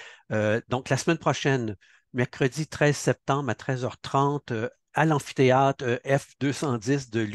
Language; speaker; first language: French; native; French